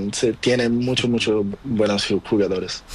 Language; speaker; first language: Spanish; non-native, learner; Portuguese